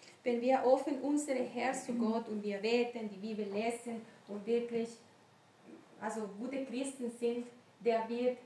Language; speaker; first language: German; non-native, learner; Spanish